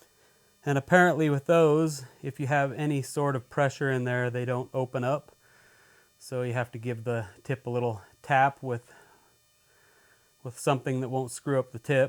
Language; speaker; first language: English; native; English